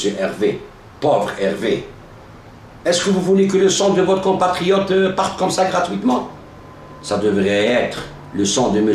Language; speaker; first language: French; non-native, local second language; Arabic